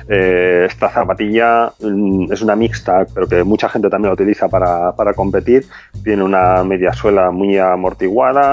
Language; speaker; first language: Spanish; native; Spanish